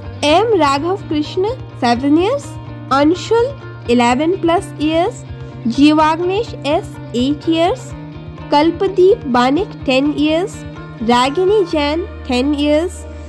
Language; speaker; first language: English; non-native, local second language; Hindi